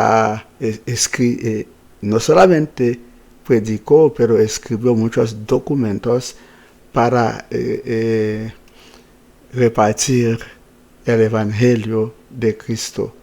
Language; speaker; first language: Spanish; non-native, fluent; Haitian Creole